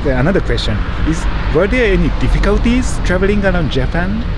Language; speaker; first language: English; non-native, fluent; Japanese